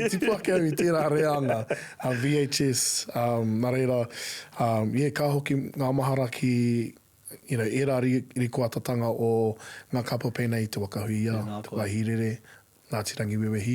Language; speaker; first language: Māori; non-native, local second language; English